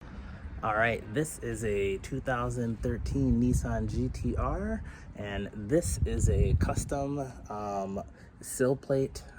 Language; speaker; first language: English; native; English